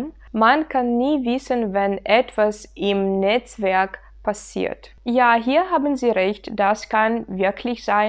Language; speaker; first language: German; non-native, fluent; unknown